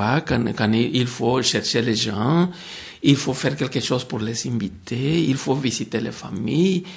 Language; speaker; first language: French; non-native, fluent; Spanish